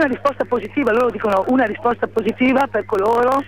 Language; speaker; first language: Italian; native; Italian